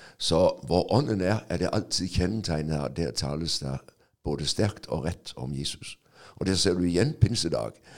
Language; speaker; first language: Norwegian; non-native, fluent; Danish